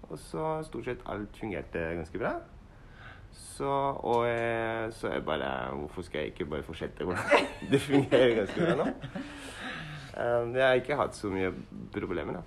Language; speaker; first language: Norwegian; non-native, learner; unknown